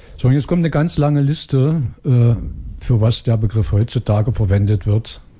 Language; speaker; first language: German; native; German